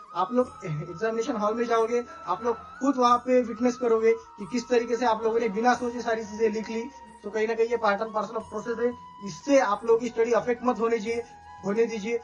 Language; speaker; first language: Hindi; non-native, local second language; Marathi